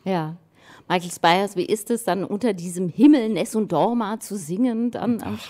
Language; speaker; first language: German; native; German